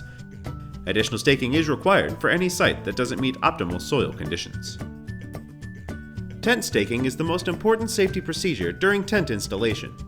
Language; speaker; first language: English; native; English